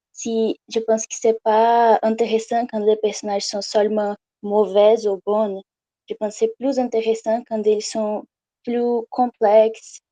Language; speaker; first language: French; non-native, learner; Portuguese